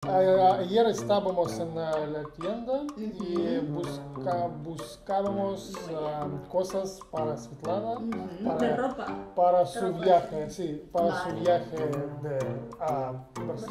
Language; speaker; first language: Spanish; non-native, learner; Russian